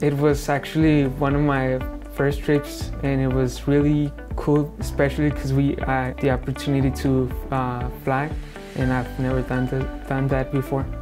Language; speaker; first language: English; early bilingual, other home language; Spanish